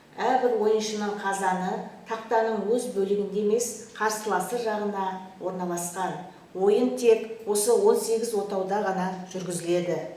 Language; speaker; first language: Kazakh; native; Kazakh